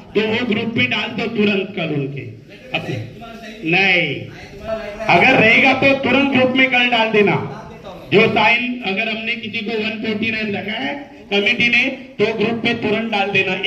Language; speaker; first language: Hindi; non-native, local second language; Marathi